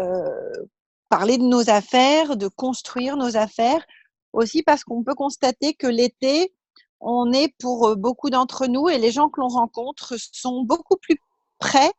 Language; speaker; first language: French; native; French